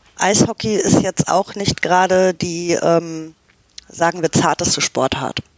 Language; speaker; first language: German; early bilingual, other home language; English